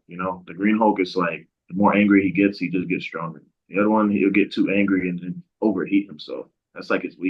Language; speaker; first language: English; native; English